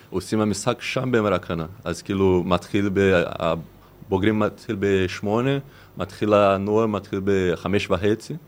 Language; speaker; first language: Hebrew; non-native, fluent; Portuguese